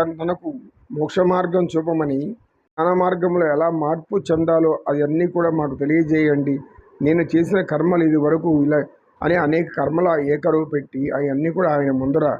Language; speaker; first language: Telugu; native; Telugu